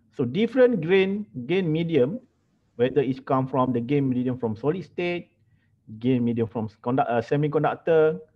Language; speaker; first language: English; non-native, local second language; Malay